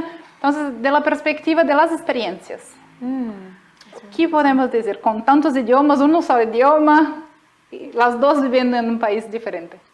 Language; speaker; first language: Spanish; non-native, fluent; Portuguese